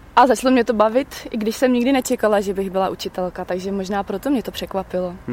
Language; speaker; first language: Czech; native; Czech